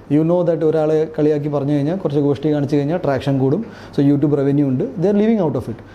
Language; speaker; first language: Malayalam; early bilingual, heritage; Malayalam